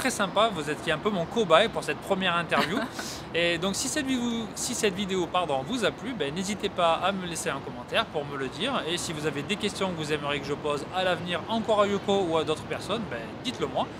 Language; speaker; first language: French; native; French